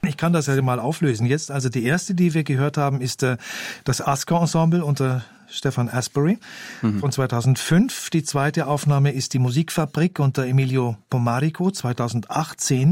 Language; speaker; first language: German; native; German